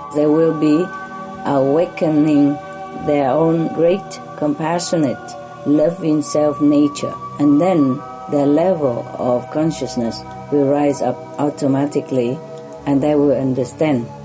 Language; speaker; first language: English; non-native, fluent; Vietnamese